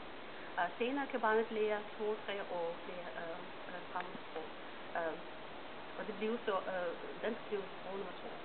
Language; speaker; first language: Danish; non-native, fluent; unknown